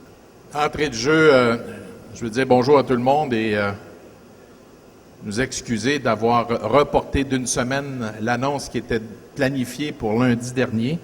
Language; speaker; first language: French; native; French